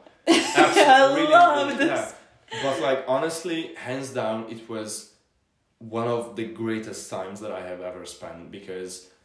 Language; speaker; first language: English; non-native, fluent; Hungarian